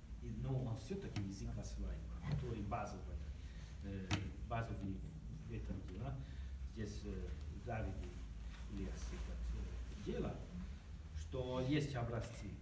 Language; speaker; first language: Russian; non-native, learner; Hungarian